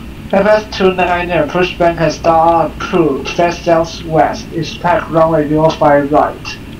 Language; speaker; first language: English; non-native, fluent; Chinese